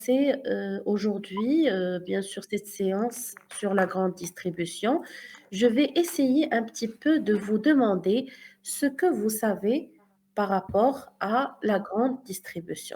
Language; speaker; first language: French; non-native, local second language; Arabic